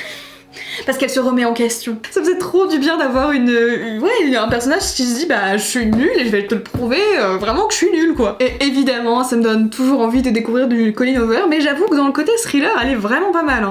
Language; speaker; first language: French; native; French